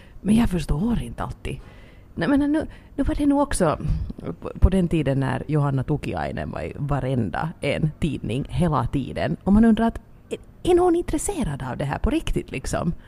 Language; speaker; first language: Swedish; native; Swedish